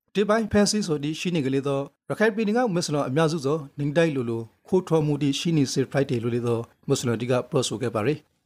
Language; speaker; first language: Burmese; native; Burmese